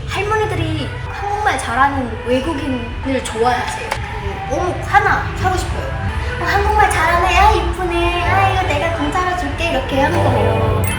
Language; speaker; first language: Korean; non-native, fluent; Indonesian